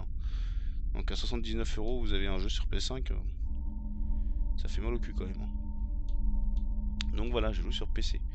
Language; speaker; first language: French; native; French